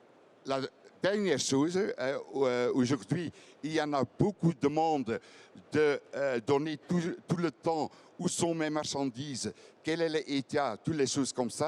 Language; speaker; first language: French; non-native, fluent; Dutch